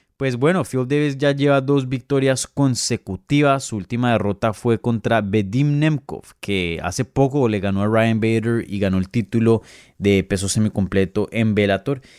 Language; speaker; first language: Spanish; native; Spanish